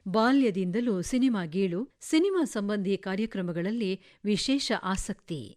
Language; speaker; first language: Kannada; native; Kannada